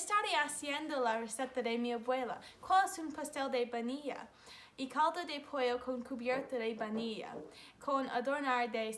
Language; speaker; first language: Spanish; non-native, learner; English